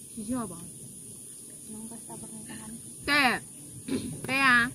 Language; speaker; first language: Chinese; non-native, learner; Indonesian